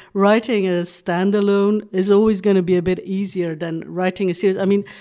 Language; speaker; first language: English; non-native, fluent; Dutch